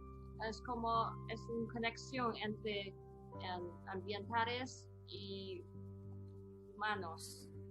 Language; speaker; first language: Spanish; non-native, learner; Chinese